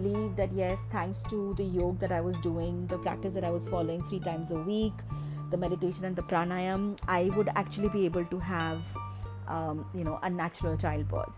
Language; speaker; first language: English; non-native, local second language; Malayalam